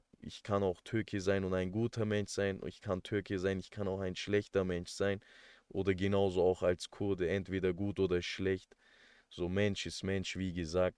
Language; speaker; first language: German; early bilingual, other home language; Turkish